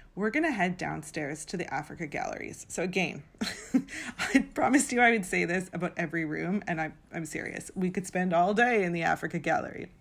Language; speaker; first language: English; native; English